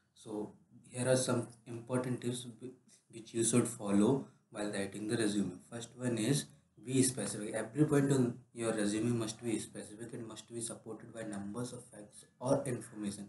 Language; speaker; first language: English; non-native, local second language; Hindi